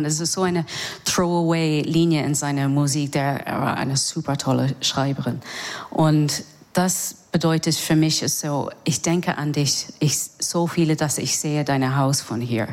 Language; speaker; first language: German; non-native, learner; English